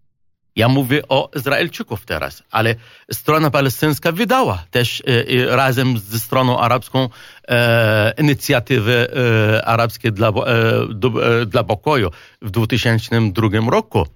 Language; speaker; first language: Polish; non-native, fluent; Arabic